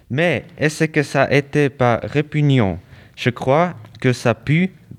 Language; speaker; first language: French; non-native, learner; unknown